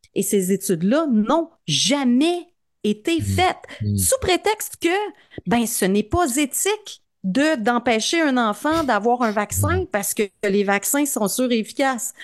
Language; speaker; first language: French; native; French